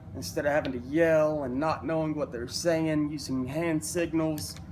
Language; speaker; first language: English; native; English